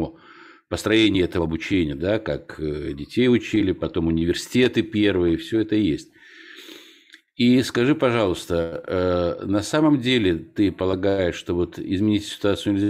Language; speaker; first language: Russian; native; Russian